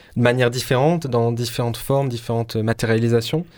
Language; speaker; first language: French; native; French